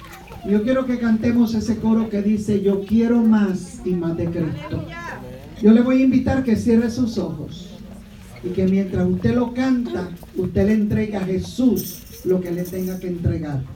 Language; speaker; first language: Spanish; native; Spanish